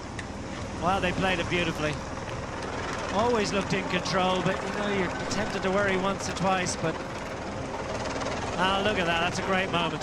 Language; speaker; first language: English; native; English